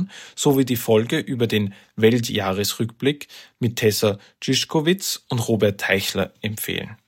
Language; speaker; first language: German; native; German